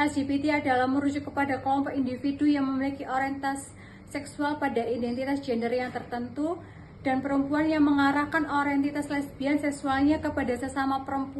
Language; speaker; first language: Indonesian; native; Indonesian